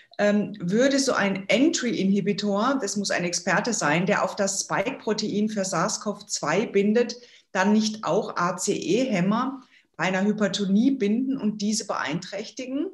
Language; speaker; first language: German; native; German